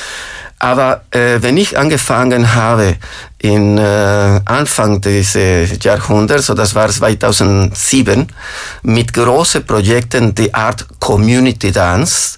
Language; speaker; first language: German; non-native, fluent; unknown